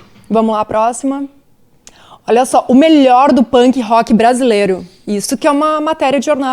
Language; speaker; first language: Portuguese; native; Portuguese